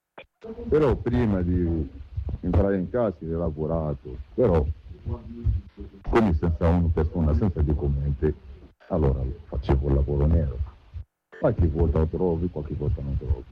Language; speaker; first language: Italian; non-native, learner; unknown